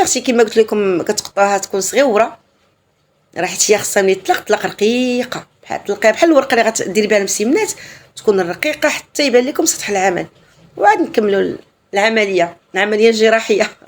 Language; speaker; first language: Arabic; native; Arabic